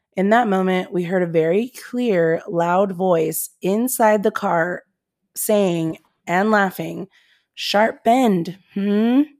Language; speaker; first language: English; native; English